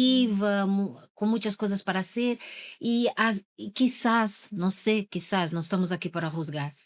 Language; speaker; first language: Spanish; non-native, learner; Portuguese